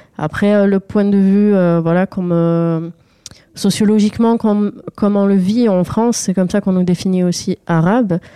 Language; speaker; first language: French; early bilingual, other home language; Arabic